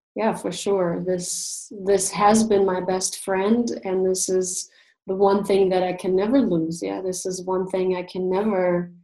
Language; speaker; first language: English; non-native, fluent; Russian